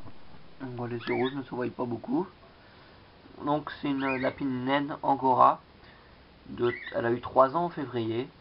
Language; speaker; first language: French; native; French